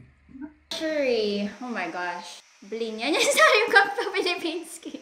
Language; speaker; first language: Russian; non-native, learner; Filipino